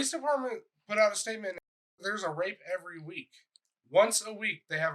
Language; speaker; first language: English; native; English